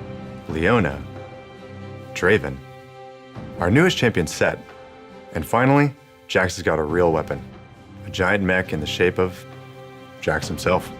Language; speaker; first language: English; native; English